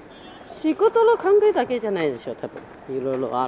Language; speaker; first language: Japanese; non-native, learner; Chinese